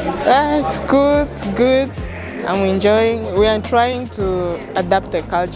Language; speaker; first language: English; non-native, local second language; Swahili